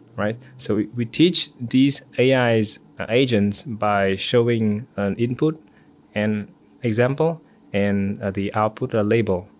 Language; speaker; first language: English; non-native, fluent; Vietnamese